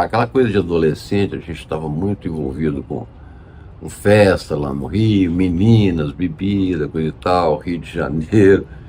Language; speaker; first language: Portuguese; native; Portuguese